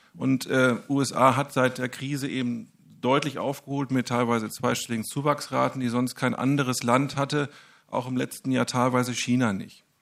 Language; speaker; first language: German; native; German